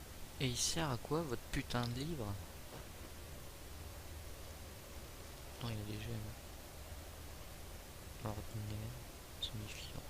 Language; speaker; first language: French; native; French